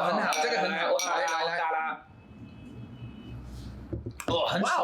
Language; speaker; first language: Chinese; non-native, fluent; English